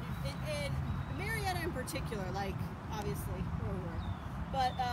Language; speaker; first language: English; native; English